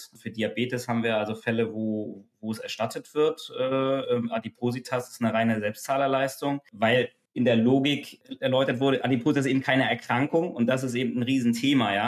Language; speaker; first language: German; native; German